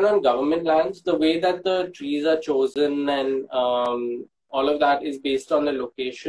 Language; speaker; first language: English; non-native, local second language; Hindi